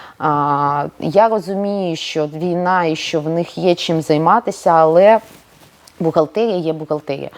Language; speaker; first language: Ukrainian; non-native, local second language; Russian